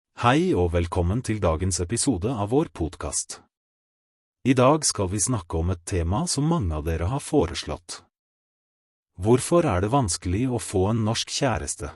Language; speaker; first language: Norwegian; non-native, fluent; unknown